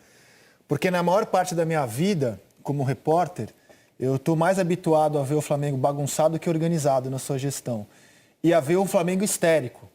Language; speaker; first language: Portuguese; native; Portuguese